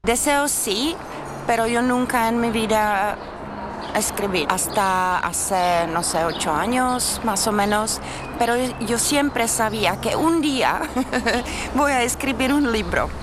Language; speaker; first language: Spanish; non-native, fluent; Czech